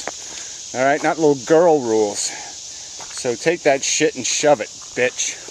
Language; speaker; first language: English; native; English